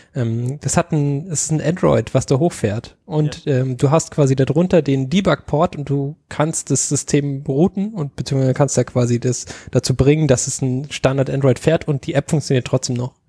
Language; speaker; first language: German; native; German